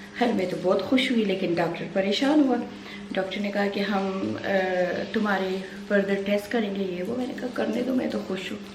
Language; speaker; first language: Urdu; non-native, local second language; Pashto